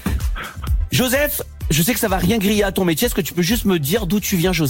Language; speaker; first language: French; native; French